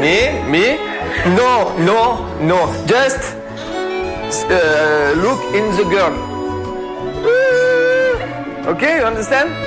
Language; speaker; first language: English; non-native, learner; French